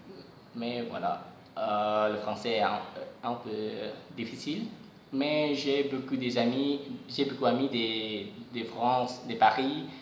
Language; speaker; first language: French; non-native, learner; Javanese